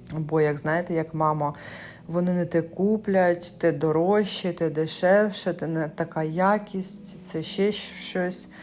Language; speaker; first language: Ukrainian; non-native, local second language; Russian